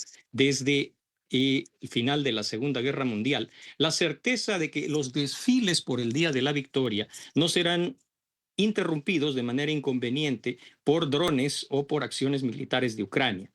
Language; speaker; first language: Spanish; native; Spanish